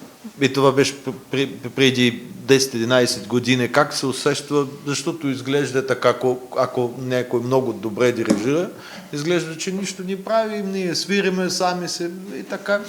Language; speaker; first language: Bulgarian; non-native, fluent; Russian